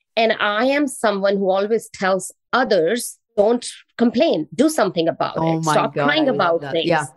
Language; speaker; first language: English; non-native, local second language; Hindi